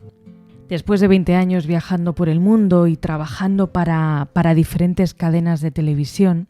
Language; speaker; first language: Spanish; native; Spanish